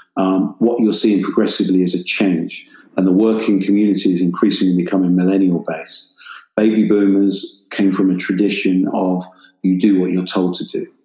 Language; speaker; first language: English; native; English